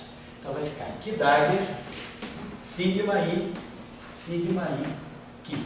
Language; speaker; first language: Portuguese; native; Portuguese